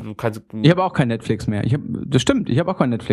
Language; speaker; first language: German; native; German